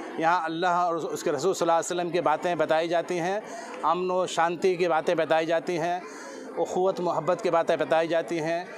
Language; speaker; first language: Urdu; native; Urdu